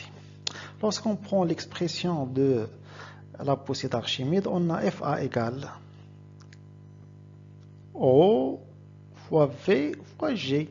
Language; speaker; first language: French; non-native, local second language; Arabic